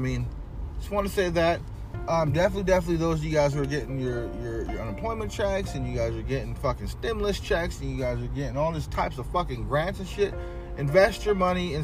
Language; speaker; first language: English; native; English